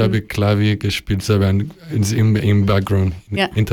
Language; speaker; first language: German; non-native, learner; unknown